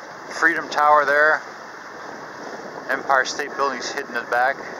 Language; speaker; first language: English; non-native, fluent; Danish